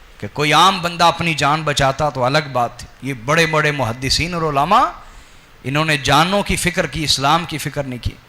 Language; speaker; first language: Urdu; non-native, local second language; Punjabi